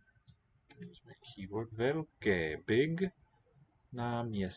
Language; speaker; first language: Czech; non-native, learner; English